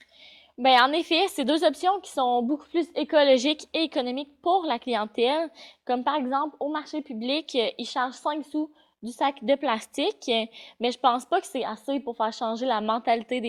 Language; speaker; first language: French; native; French